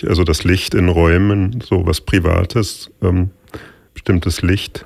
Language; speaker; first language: German; native; German